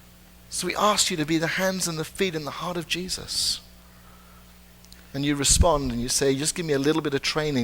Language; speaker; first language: English; native; English